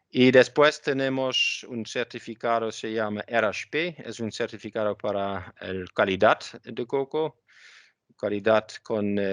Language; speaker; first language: Spanish; non-native, learner; Dutch